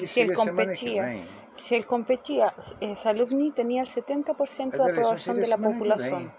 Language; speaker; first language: Portuguese; non-native, fluent; Spanish